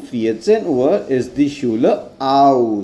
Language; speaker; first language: German; non-native, fluent; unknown